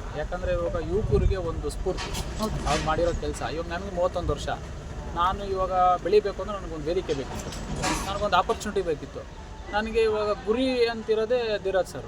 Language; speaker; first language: Kannada; native; Kannada